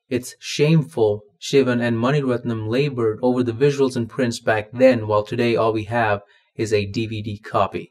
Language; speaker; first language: English; non-native, local second language; Malayalam